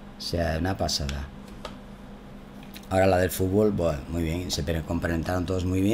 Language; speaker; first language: Spanish; native; Spanish